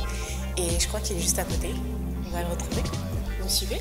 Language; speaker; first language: French; native; French